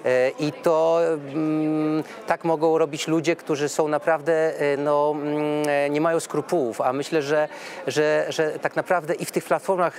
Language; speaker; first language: Polish; native; Polish